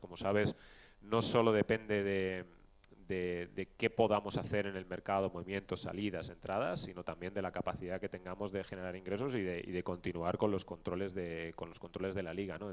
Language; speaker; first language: Spanish; native; Spanish